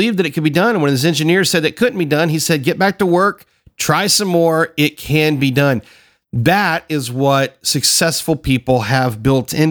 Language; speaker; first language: English; native; English